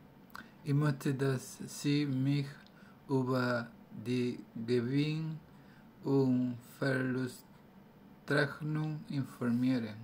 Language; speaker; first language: German; non-native, learner; Spanish